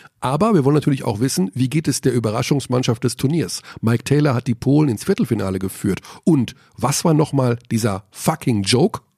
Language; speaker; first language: German; native; German